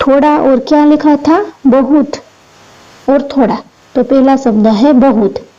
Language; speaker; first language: Hindi; non-native, local second language; Gujarati